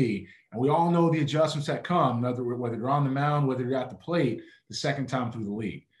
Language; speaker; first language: English; native; English